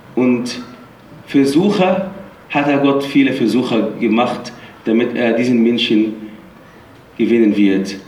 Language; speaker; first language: German; non-native, fluent; Arabic